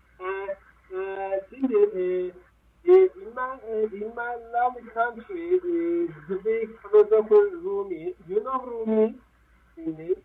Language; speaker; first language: English; non-native, learner; Turkish